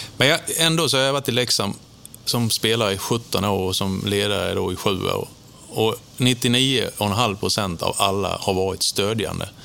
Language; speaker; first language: Swedish; native; Swedish